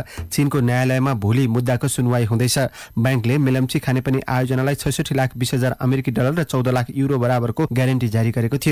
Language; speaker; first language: Nepali; native; Nepali